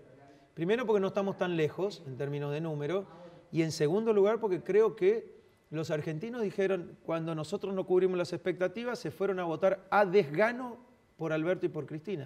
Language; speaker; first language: Spanish; native; Spanish